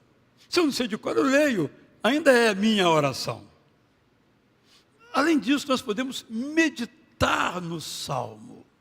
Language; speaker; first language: Portuguese; native; Portuguese